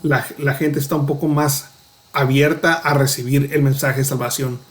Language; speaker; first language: Spanish; native; Spanish